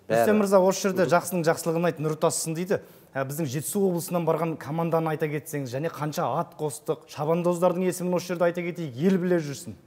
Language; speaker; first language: Kazakh; native; Kazakh